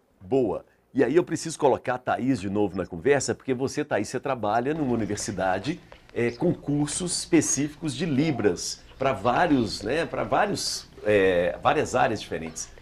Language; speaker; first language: Portuguese; native; Portuguese